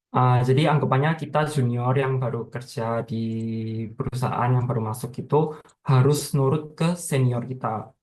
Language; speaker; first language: Indonesian; native; Indonesian